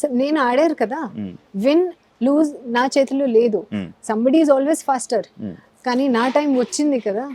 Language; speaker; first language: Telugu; non-native, learner; Hindi